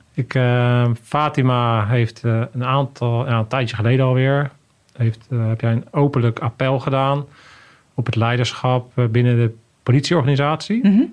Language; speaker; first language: Dutch; native; Dutch